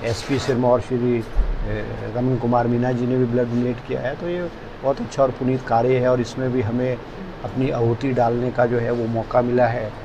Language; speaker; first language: Hindi; native; Hindi